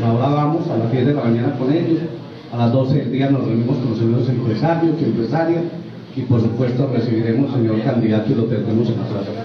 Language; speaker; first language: Spanish; native; Spanish